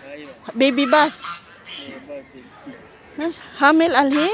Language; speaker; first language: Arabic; non-native, learner; Filipino